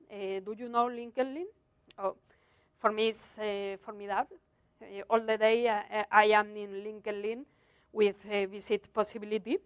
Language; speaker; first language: English; non-native, learner; Spanish